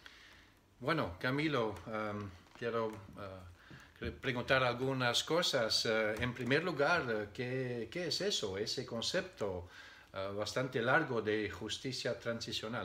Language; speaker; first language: Spanish; non-native, fluent; Dutch